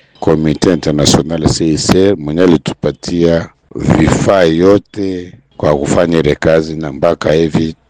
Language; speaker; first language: Swahili; native; Swahili